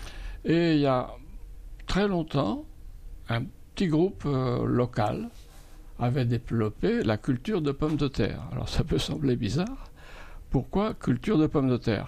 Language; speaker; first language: French; native; French